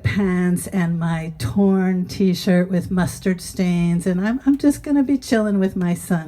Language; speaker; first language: English; native; English